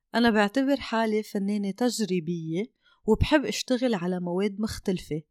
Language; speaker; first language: Arabic; non-native, local second language; Armenian